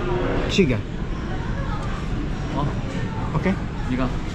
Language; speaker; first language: Chinese; non-native, learner; Filipino